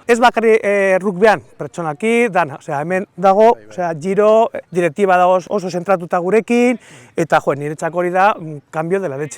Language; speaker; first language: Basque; non-native, learner; Spanish